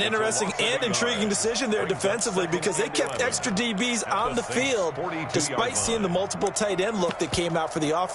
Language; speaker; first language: English; native; English